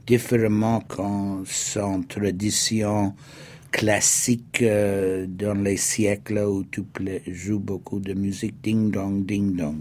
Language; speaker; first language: French; non-native, fluent; English